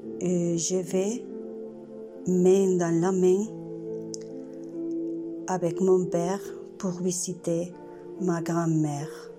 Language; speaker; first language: French; non-native, learner; Spanish